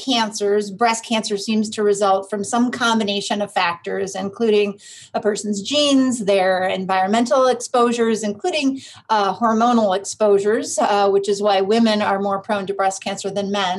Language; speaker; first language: English; native; English